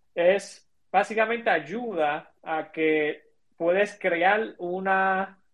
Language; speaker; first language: Spanish; early bilingual, heritage; Spanish